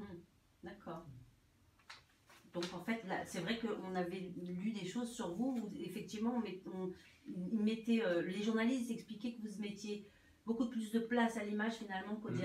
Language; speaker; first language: French; native; French